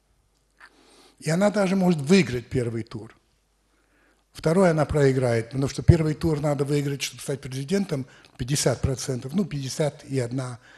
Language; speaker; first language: Russian; early bilingual, heritage; French